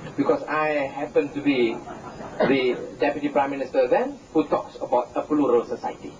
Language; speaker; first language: English; non-native, local second language; Malay